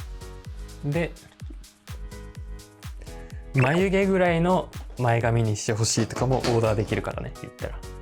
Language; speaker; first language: Japanese; native; Japanese